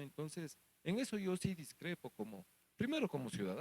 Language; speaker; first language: Spanish; native; Spanish